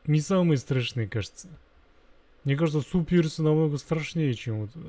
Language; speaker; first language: Russian; non-native, local second language; Kazakh